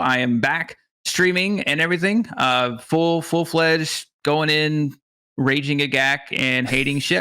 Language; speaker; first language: English; native; English